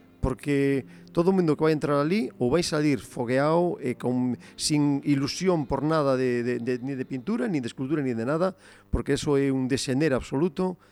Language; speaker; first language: Galician; non-native, local second language; Spanish